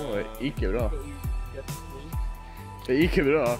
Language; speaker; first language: Norwegian; non-native, learner; English